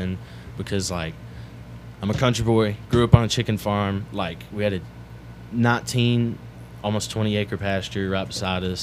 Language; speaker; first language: English; native; English